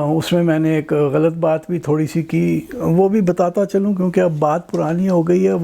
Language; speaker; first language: Urdu; non-native, local second language; Punjabi